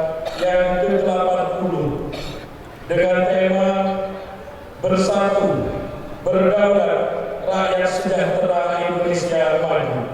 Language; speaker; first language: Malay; non-native, local second language; Madurese